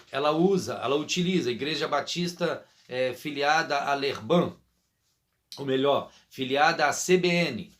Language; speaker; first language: Portuguese; native; Portuguese